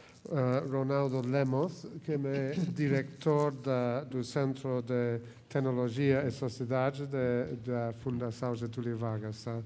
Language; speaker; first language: Portuguese; non-native, fluent; Spanish